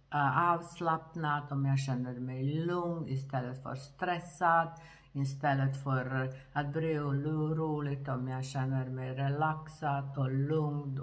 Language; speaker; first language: Swedish; non-native, fluent; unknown